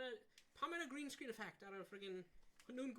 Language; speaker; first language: Welsh; native; Welsh